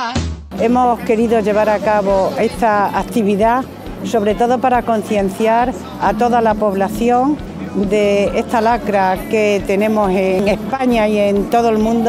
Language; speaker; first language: Spanish; native; Spanish